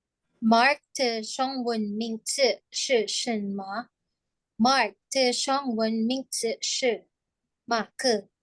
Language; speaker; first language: Chinese; non-native, learner; Filipino